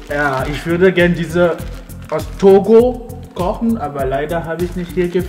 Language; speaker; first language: German; non-native, fluent; Ewe